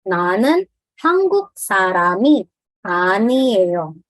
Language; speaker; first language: Korean; non-native, fluent; Indonesian